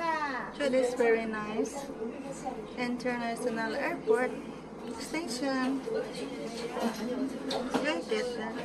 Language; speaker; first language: English; non-native, local second language; Filipino